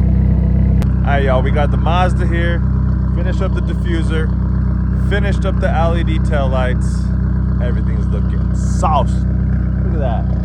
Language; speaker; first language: English; native; English